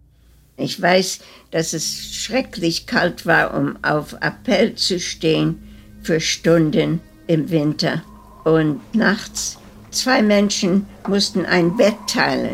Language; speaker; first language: German; early bilingual, heritage; German